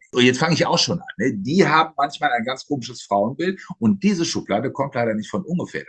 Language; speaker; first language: German; native; German